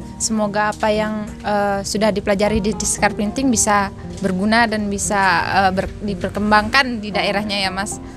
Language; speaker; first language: Indonesian; native; Indonesian